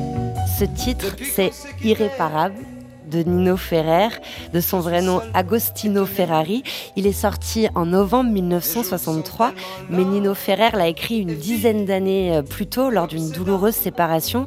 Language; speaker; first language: French; native; French